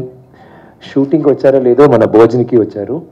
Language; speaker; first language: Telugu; non-native, fluent; Tamil